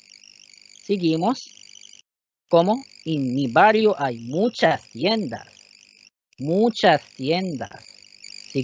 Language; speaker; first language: Spanish; non-native, fluent; Arabic